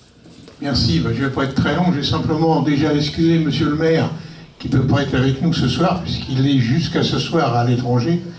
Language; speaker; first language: French; native; French